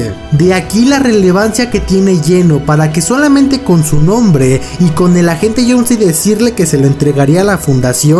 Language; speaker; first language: Spanish; native; Spanish